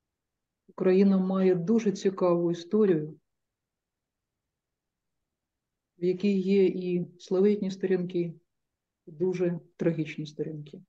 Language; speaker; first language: Ukrainian; native; Ukrainian